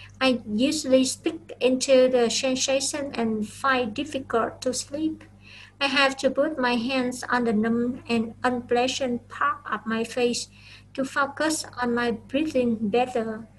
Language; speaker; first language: English; non-native, fluent; Vietnamese